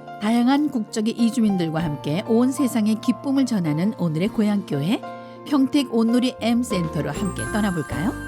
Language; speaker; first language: Korean; native; Korean